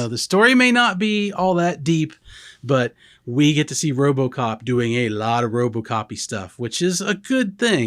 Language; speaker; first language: English; native; English